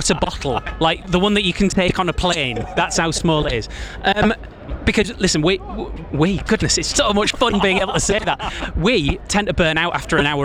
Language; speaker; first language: English; native; English